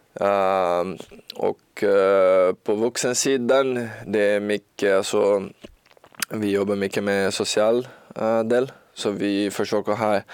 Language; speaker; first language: Swedish; non-native, learner; Portuguese